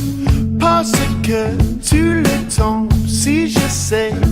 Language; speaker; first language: French; non-native, learner; English